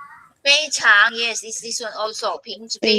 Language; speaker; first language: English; non-native, local second language; Filipino